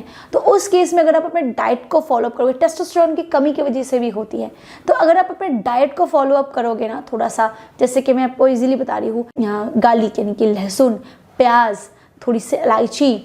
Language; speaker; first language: Hindi; native; Hindi